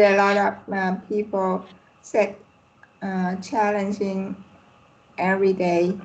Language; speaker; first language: English; non-native, learner; Vietnamese